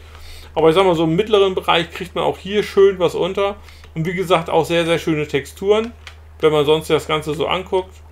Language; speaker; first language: German; native; German